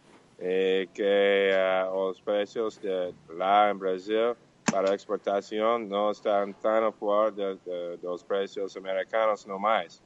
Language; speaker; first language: Portuguese; non-native, learner; Spanish